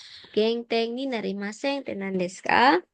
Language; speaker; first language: Japanese; non-native, fluent; Indonesian